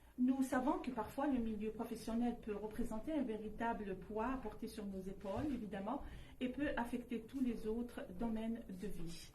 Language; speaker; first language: French; non-native, local second language; Arabic